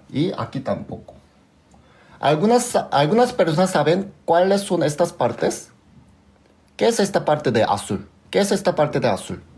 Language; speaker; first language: Spanish; non-native, fluent; Korean